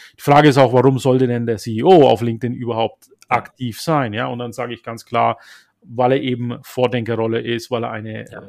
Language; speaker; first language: German; early bilingual, other home language; Turkish